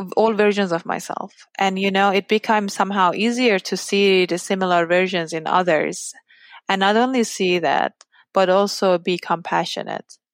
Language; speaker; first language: English; non-native, fluent; Persian